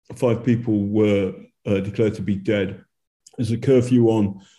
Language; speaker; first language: English; native; English